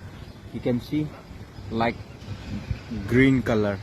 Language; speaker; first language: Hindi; non-native, local second language; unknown